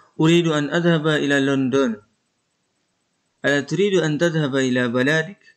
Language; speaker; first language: Arabic; non-native, fluent; Indonesian